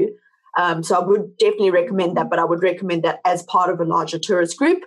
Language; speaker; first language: English; native; English